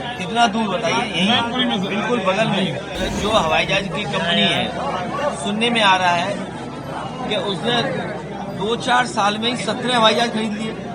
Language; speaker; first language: Hindi; native; Hindi